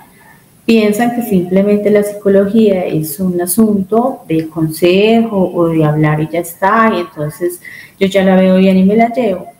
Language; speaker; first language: Spanish; native; Spanish